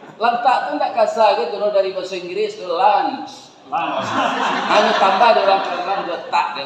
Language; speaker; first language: Malay; non-native, local second language; Minangkabau